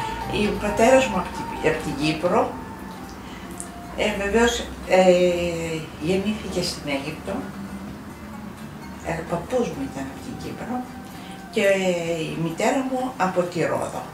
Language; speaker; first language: Greek; early bilingual, heritage; Greek